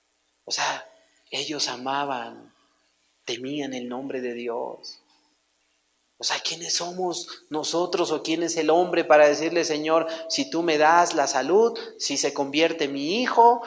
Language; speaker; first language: Spanish; native; Spanish